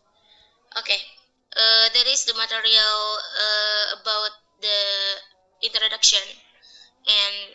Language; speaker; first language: English; non-native, learner; Indonesian